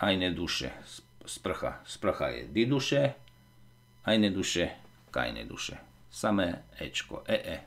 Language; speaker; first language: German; non-native, fluent; Slovak